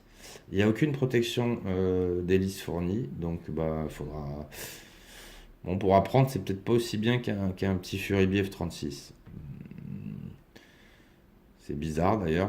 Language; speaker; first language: French; native; French